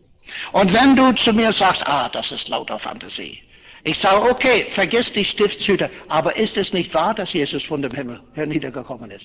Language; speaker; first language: German; non-native, fluent; English